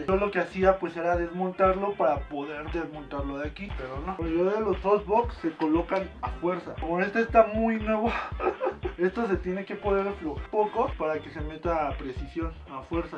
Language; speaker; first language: Spanish; native; Spanish